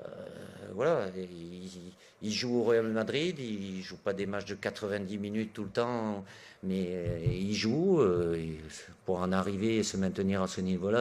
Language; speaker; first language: French; native; French